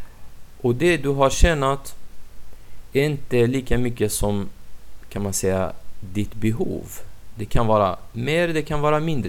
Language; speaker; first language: Swedish; non-native, fluent; Arabic